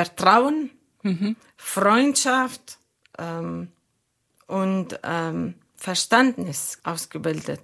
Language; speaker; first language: German; non-native, fluent; Arabic